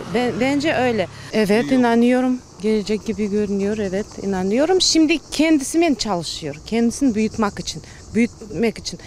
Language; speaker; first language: Turkish; non-native, learner; Kazakh